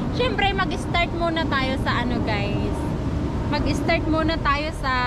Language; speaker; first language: Filipino; native; Filipino